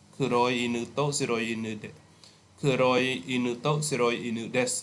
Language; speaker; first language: Japanese; non-native, fluent; Khmer